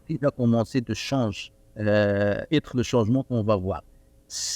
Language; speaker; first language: French; non-native, learner; Arabic